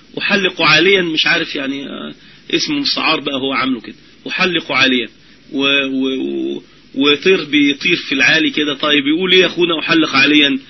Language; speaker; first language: Arabic; native; Arabic